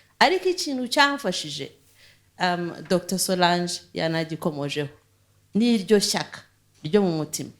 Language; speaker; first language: Kinyarwanda; early bilingual, heritage; Kinyarwanda